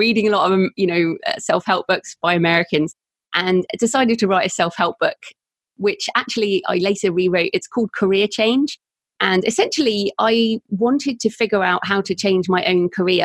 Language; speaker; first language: English; native; English